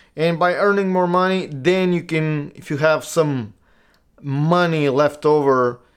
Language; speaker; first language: English; non-native, fluent; Portuguese